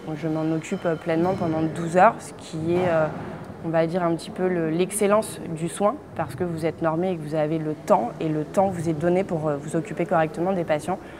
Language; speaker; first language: French; native; French